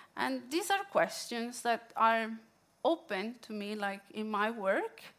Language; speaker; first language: English; non-native, fluent; Italian